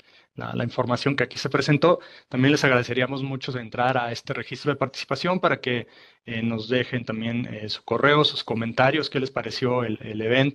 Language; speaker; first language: Spanish; native; Spanish